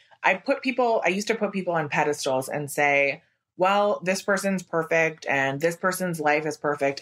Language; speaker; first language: English; native; English